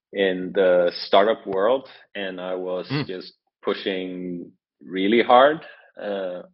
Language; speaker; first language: English; non-native, fluent; Norwegian